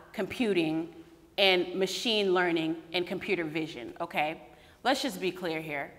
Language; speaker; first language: English; native; English